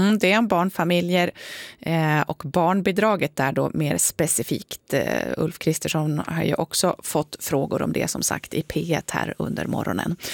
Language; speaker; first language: Swedish; native; Swedish